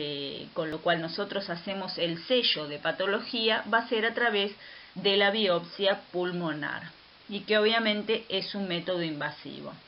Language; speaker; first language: Spanish; native; Spanish